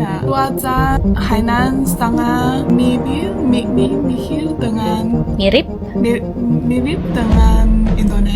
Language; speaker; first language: Indonesian; non-native, learner; Chinese